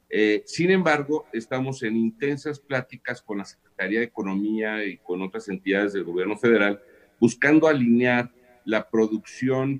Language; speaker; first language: Spanish; native; Spanish